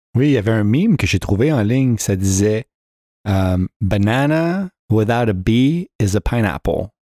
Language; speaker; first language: French; early bilingual, heritage; French